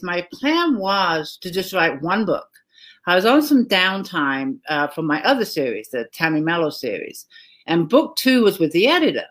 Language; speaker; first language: English; native; English